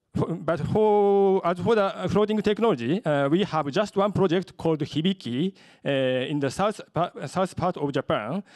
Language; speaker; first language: English; non-native, fluent; Japanese